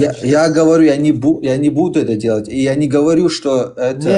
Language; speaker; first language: Russian; early bilingual, heritage; Chechen